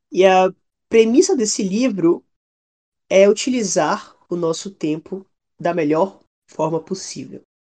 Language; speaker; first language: Portuguese; native; Portuguese